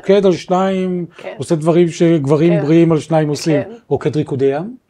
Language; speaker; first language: Hebrew; native; Hebrew